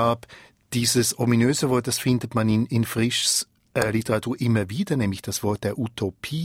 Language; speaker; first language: German; native; German